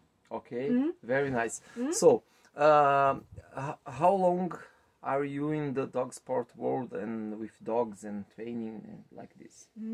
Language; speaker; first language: English; non-native, learner; Portuguese